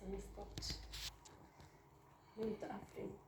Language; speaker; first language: Dutch; non-native, learner; Kurdish